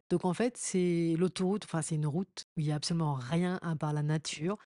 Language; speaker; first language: French; native; French